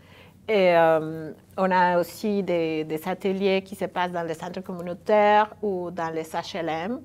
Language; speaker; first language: French; non-native, fluent; Spanish